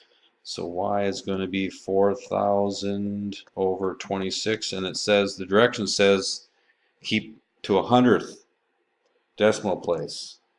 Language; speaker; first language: English; native; English